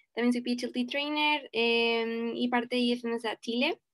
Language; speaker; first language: Spanish; native; Spanish